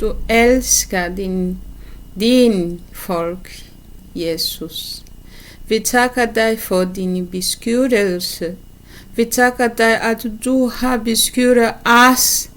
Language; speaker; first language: Danish; non-native, learner; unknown